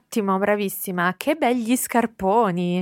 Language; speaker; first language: Italian; native; Italian